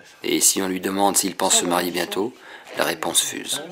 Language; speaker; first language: French; native; French